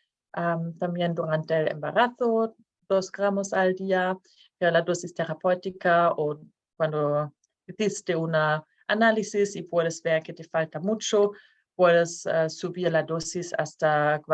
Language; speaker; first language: Spanish; non-native, fluent; Norwegian